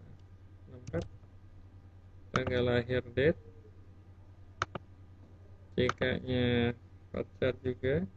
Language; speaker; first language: Indonesian; native; Indonesian